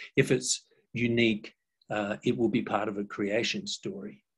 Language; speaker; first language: English; native; English